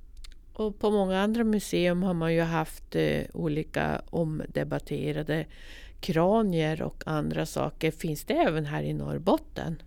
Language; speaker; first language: Swedish; native; Swedish